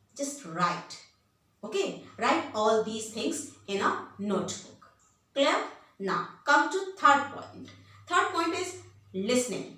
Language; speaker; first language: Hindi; native; Hindi